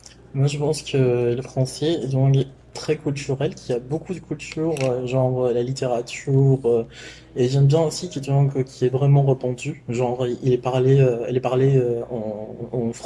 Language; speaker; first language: French; non-native, fluent; Spanish